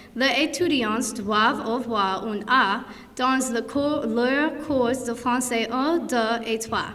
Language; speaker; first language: French; non-native, learner; English